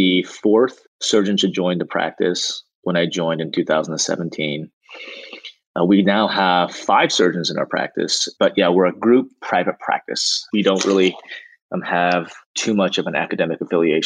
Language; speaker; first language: English; native; English